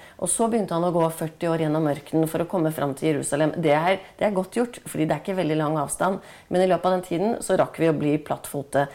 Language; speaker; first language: Norwegian; native; Norwegian